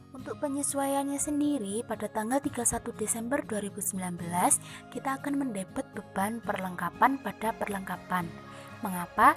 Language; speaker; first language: Indonesian; native; Indonesian